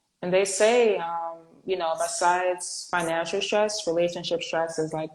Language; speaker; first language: English; native; English